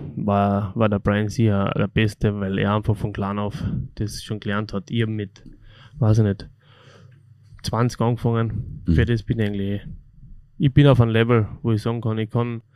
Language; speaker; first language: German; native; German